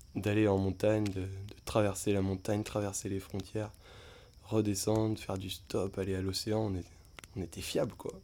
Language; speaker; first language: French; native; French